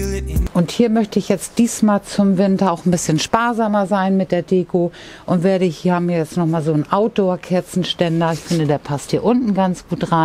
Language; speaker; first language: German; native; German